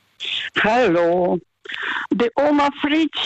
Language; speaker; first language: German; non-native, fluent; Russian